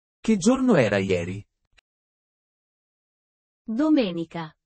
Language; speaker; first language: Italian; non-native, fluent; Sinhala